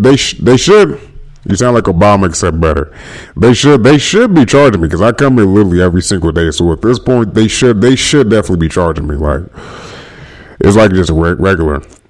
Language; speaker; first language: English; native; English